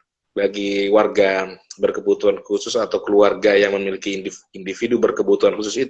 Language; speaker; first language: Indonesian; native; Indonesian